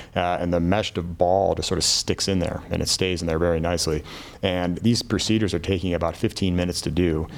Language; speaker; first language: English; native; English